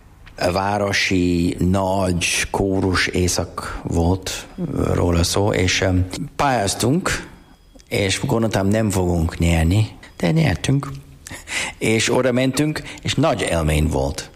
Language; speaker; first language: Hungarian; non-native, learner; English